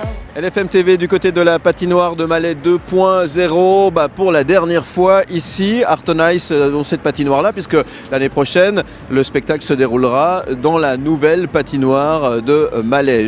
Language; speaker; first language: French; native; French